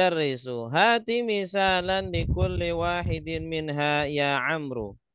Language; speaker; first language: Arabic; non-native, fluent; Indonesian